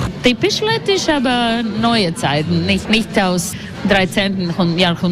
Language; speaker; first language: German; non-native, learner; Latvian